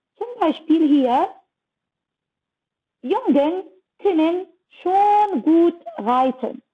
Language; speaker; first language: German; non-native, learner; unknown